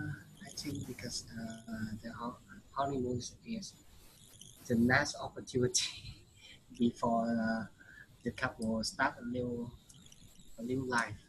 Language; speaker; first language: English; non-native, learner; Vietnamese